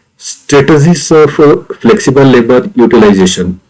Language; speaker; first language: English; non-native, local second language; Kannada